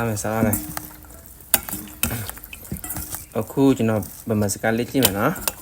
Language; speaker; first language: Burmese; non-native, learner; S'gaw Karen